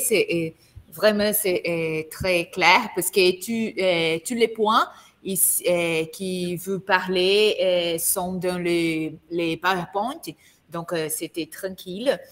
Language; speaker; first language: French; non-native, learner; Portuguese